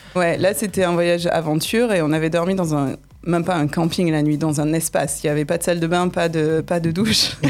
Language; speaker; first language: French; native; French